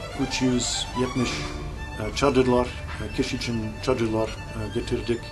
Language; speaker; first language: Turkish; non-native, learner; English